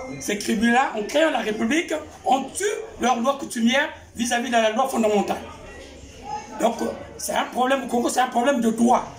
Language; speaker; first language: French; non-native, local second language; Kongo